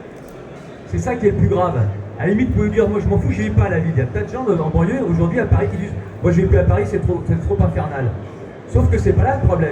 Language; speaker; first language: French; native; French